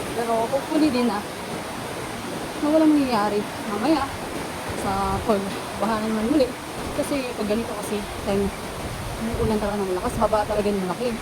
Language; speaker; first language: Filipino; non-native, local second language; Chavacano